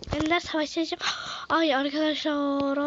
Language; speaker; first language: Turkish; native; Turkish